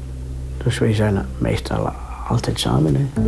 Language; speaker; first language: Dutch; non-native, learner; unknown